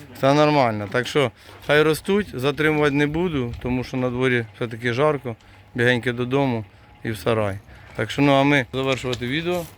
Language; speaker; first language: Ukrainian; native; Ukrainian